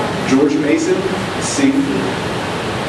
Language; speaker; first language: Spanish; non-native, fluent; English